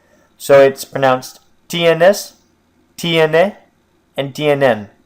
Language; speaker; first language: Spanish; non-native, fluent; English